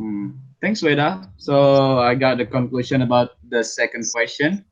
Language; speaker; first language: English; non-native, learner; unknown